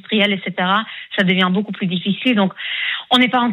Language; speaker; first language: French; non-native, fluent; German